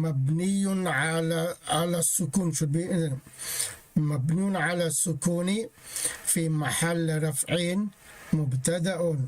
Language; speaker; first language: Arabic; non-native, fluent; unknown